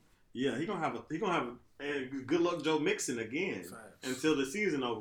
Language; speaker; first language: English; native; English